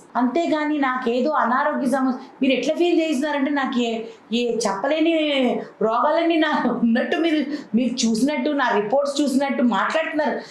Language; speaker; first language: Telugu; native; Telugu